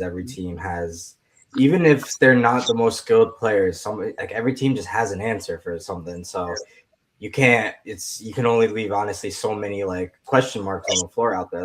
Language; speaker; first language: English; native; English